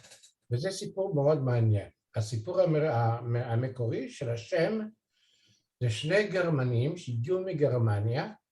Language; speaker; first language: Hebrew; early bilingual, other home language; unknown